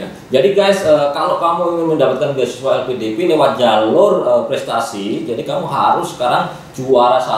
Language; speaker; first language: Indonesian; non-native, local second language; Javanese